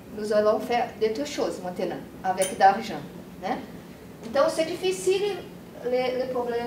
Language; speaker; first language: French; non-native, learner; Portuguese